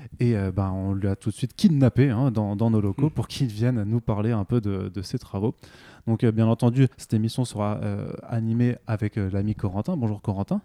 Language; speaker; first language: French; native; French